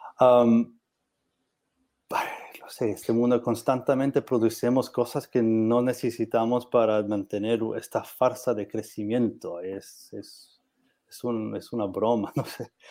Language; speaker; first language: Spanish; non-native, learner; English